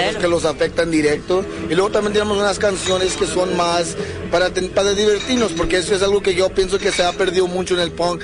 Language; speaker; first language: Spanish; early bilingual, heritage; English